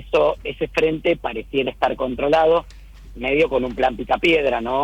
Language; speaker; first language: Spanish; native; Spanish